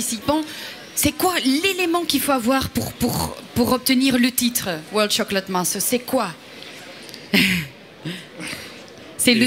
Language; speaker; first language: French; native; French